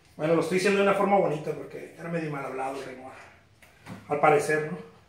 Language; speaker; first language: Spanish; native; Spanish